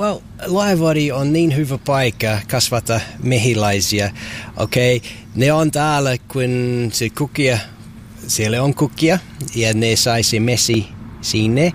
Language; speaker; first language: Finnish; non-native, learner; English